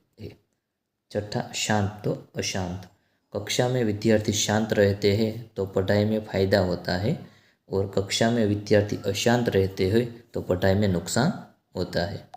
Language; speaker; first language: Hindi; non-native, local second language; Gujarati